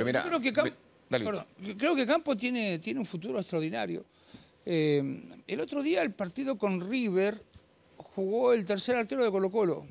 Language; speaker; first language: Spanish; native; Spanish